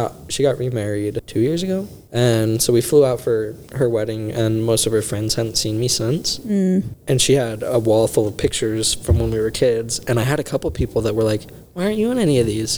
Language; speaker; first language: English; native; English